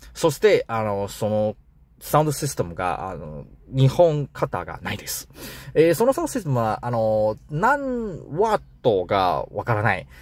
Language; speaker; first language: Japanese; non-native, learner; Chinese